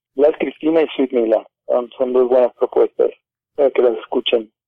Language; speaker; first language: Spanish; native; Spanish